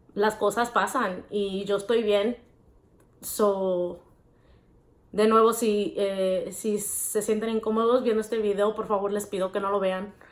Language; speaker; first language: Spanish; early bilingual, heritage; Spanish